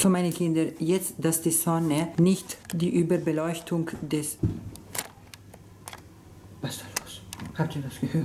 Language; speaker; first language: German; early bilingual, other home language; Spanish